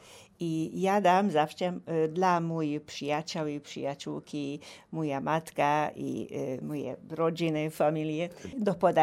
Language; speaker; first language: Polish; non-native, learner; Hungarian